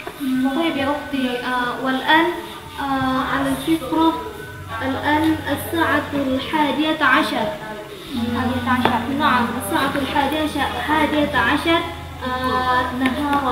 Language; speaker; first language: Arabic; non-native, learner; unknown